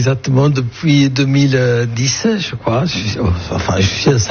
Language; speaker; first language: French; non-native, fluent; Italian